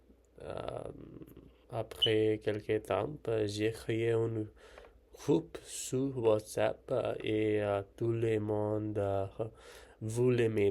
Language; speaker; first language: French; non-native, learner; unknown